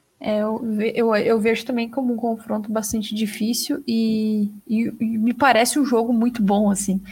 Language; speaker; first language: Portuguese; native; Portuguese